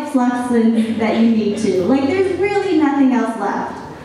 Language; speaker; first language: English; native; English